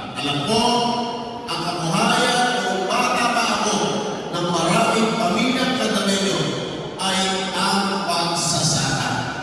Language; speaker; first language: Filipino; non-native, local second language; Pampanga